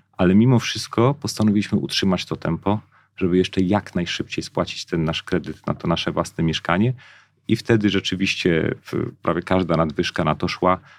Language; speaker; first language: Polish; native; Polish